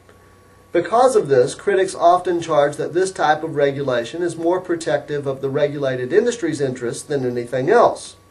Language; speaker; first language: English; native; English